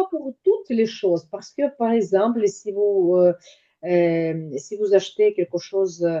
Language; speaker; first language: French; non-native, fluent; Ukrainian